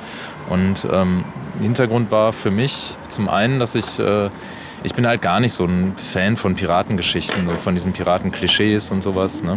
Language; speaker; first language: German; native; German